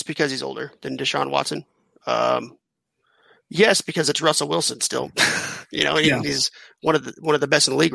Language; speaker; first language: English; native; English